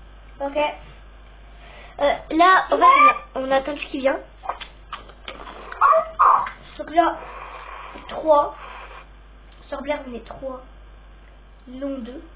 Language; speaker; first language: French; native; French